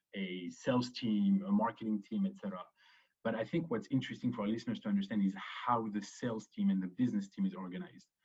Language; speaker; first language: English; early bilingual, other home language; French